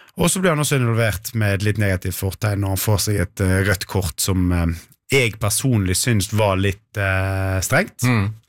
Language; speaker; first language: Norwegian; native; Norwegian